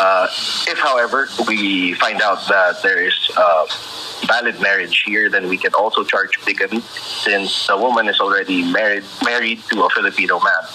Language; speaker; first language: English; non-native, local second language; Filipino